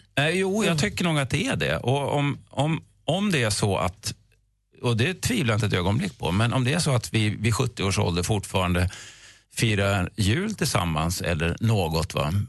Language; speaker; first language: Swedish; native; Swedish